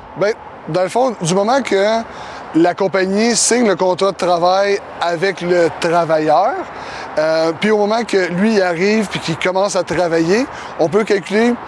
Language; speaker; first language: French; native; French